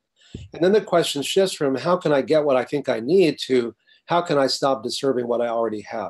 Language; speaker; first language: English; native; English